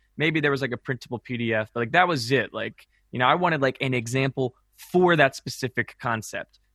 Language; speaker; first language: English; native; English